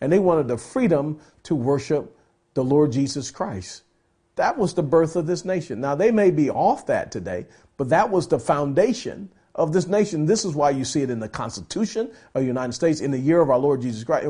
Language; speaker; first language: English; native; English